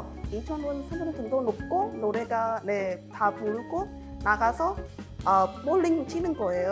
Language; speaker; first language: Korean; non-native, fluent; Vietnamese